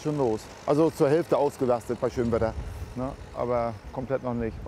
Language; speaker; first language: German; native; German